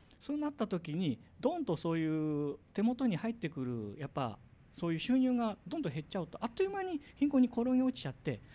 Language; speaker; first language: Japanese; native; Japanese